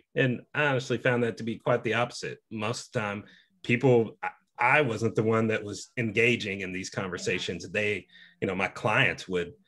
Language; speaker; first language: English; native; English